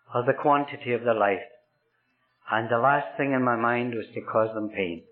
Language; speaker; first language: English; native; English